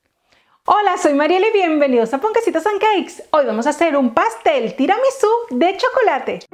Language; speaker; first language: Spanish; native; Spanish